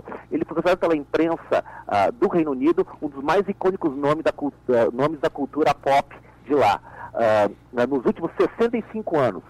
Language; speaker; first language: Portuguese; native; Portuguese